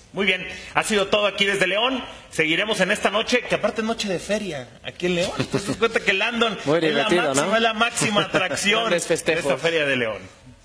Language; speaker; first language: Spanish; native; Spanish